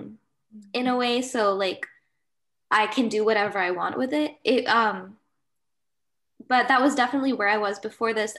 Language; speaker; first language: English; native; English